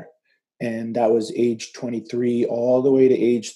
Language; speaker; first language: English; native; English